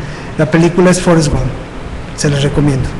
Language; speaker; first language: Spanish; native; Spanish